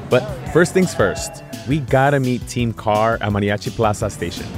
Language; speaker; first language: English; native; English